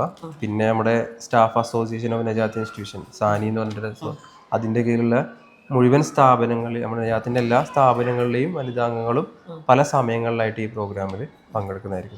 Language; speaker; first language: Malayalam; native; Malayalam